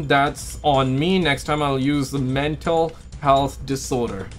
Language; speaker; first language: English; native; English